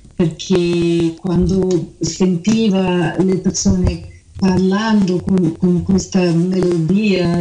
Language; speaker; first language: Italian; early bilingual, heritage; Portuguese